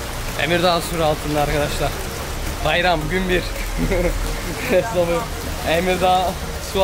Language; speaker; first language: Turkish; early bilingual, heritage; Turkish